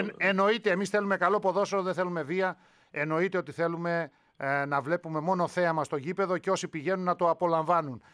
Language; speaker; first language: Greek; native; Greek